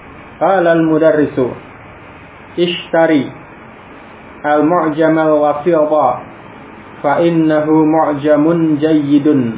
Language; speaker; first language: Arabic; non-native, fluent; Indonesian